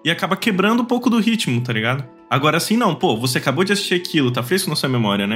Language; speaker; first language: Portuguese; native; Portuguese